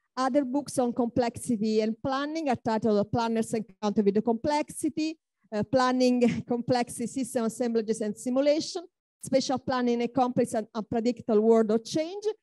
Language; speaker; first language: English; non-native, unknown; Italian